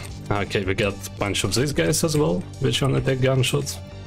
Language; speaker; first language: English; non-native, learner; Russian